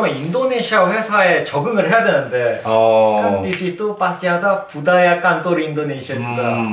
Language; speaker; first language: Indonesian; non-native, fluent; Korean